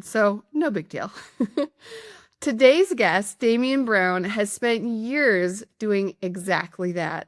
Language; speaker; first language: English; native; English